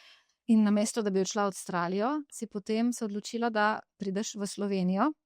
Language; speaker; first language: Slovenian; native; Slovenian